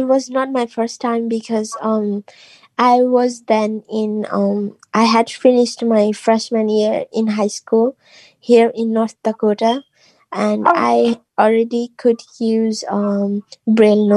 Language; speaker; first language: English; non-native, local second language; Nepali